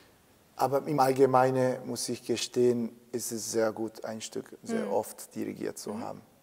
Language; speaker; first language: German; non-native, fluent; Italian